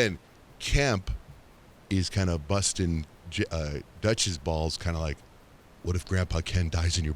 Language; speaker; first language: English; native; English